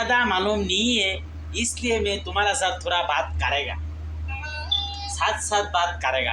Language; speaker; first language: Hindi; non-native, learner; Bangla